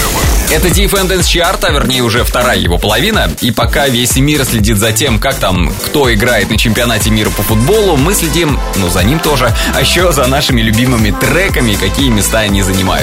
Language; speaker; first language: Russian; native; Russian